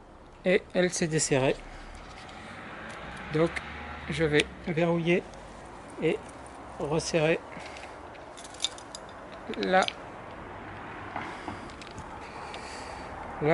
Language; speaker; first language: French; native; French